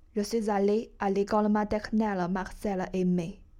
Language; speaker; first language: French; non-native, fluent; Chinese